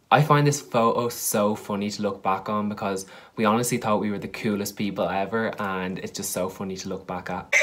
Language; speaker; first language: English; native; English